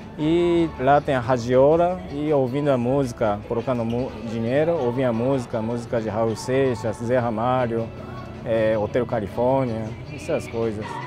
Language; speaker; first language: Portuguese; non-native, fluent; Japanese